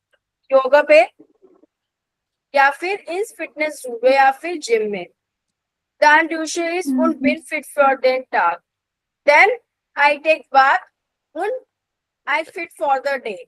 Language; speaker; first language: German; non-native, fluent; Hindi